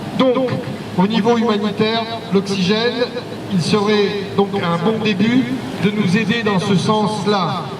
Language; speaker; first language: French; native; French